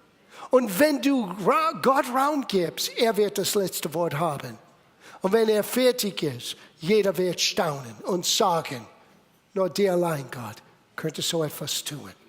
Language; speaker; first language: German; non-native, fluent; English